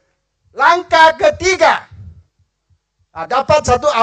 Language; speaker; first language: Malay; non-native, local second language; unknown